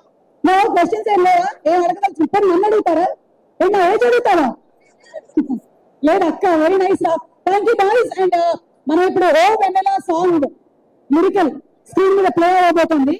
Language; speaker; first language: Telugu; native; Telugu